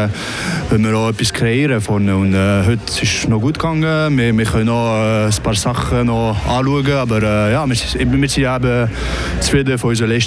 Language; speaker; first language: German; non-native, local second language; French